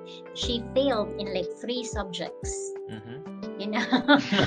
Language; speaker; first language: English; non-native, local second language; Filipino